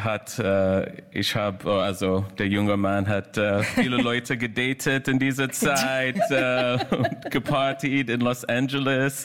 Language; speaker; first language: German; non-native, learner; English